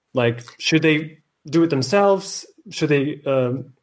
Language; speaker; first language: English; non-native, fluent; Portuguese